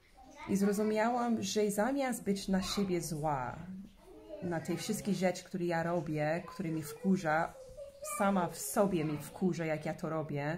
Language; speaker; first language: Polish; non-native, fluent; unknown